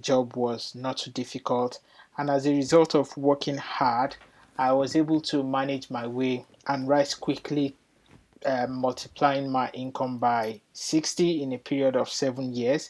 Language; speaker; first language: English; non-native, local second language; Yoruba